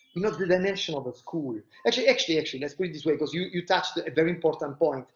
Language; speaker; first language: English; non-native, fluent; Italian